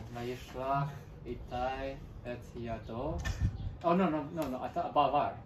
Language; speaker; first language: Hebrew; non-native, learner; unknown